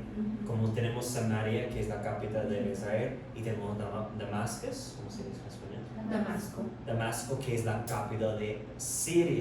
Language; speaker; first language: Spanish; non-native, learner; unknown